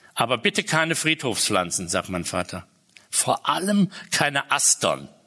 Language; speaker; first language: German; native; German